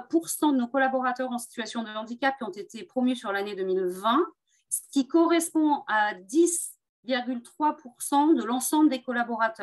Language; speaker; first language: French; native; French